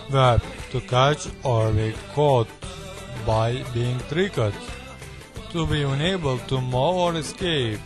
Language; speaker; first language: English; non-native, learner; Turkish